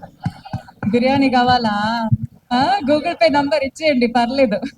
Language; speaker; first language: Telugu; non-native, fluent; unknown